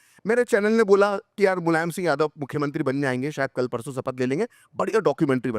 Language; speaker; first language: Hindi; native; Hindi